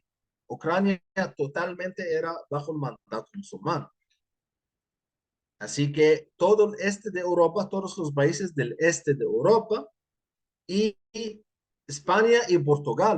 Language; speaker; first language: Spanish; non-native, fluent; Arabic